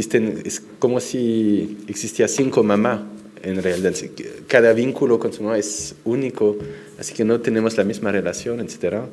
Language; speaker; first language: Spanish; non-native, fluent; French